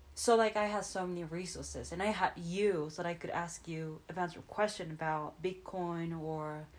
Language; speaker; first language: English; non-native, fluent; Japanese